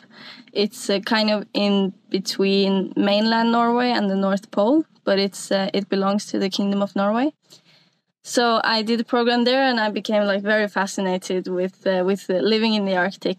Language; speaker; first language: English; non-native, fluent; Norwegian